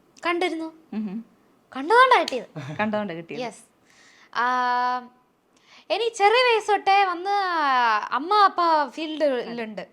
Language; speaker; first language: Malayalam; non-native, local second language; Tamil